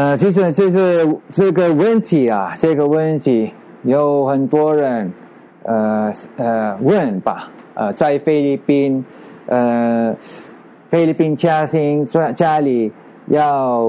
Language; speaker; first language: Chinese; non-native, learner; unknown